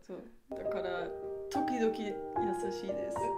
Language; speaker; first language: Japanese; non-native, learner; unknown